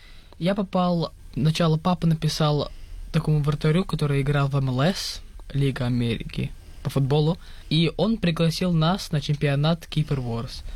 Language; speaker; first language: Russian; early bilingual, heritage; Russian